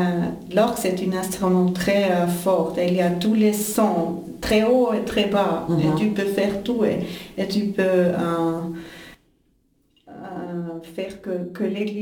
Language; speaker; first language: French; non-native, fluent; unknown